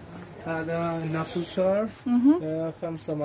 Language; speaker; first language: Arabic; non-native, learner; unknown